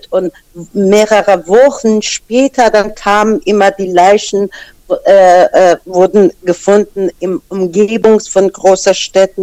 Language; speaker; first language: German; non-native, fluent; Persian